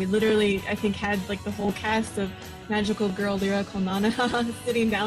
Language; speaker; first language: English; native; English